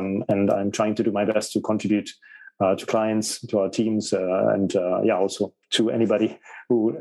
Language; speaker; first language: English; non-native, fluent; German